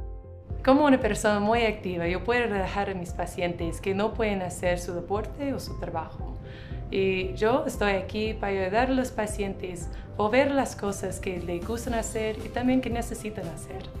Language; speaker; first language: Spanish; non-native, fluent; English